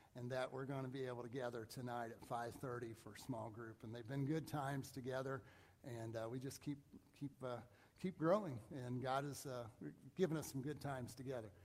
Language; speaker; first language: English; native; English